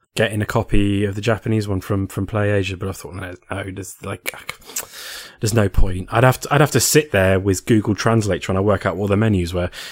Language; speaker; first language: English; native; English